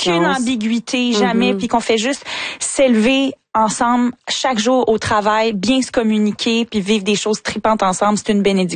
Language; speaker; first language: French; native; French